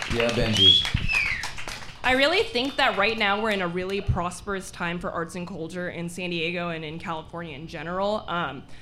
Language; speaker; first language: English; early bilingual, other home language; Filipino